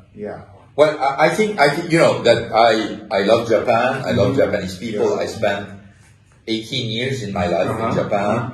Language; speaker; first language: English; non-native, fluent; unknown